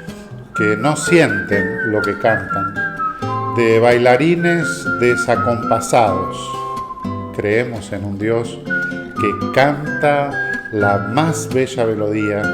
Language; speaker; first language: Spanish; native; Spanish